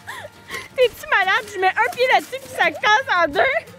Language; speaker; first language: French; native; French